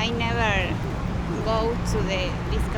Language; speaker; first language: English; non-native, learner; Spanish